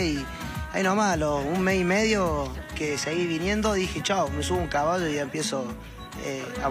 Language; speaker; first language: Spanish; native; Spanish